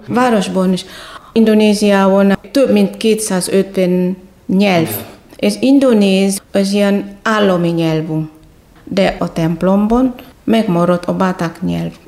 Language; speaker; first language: Hungarian; non-native, fluent; Indonesian